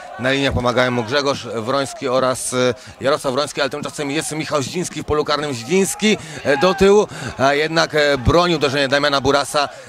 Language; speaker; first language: Polish; native; Polish